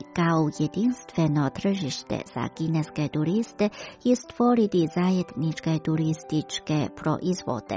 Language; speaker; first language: Croatian; non-native, fluent; Chinese